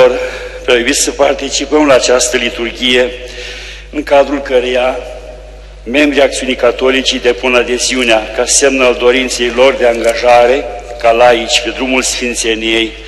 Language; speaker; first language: Romanian; native; Romanian